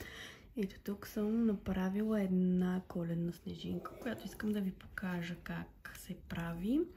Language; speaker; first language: Bulgarian; native; Bulgarian